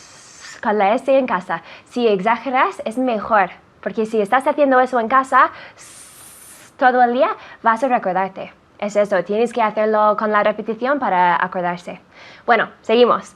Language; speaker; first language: Spanish; non-native, fluent; English